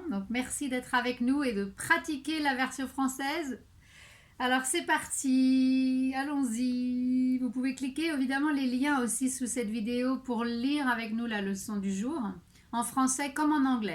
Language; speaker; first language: French; native; French